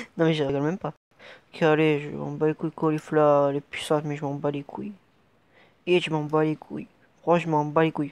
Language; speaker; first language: French; native; French